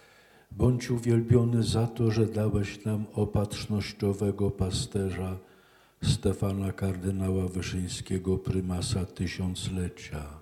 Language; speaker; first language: Polish; native; Polish